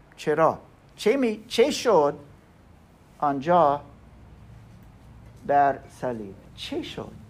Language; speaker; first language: Persian; non-native, learner; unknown